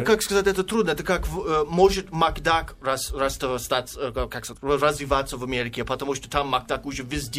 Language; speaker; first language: Russian; non-native, fluent; English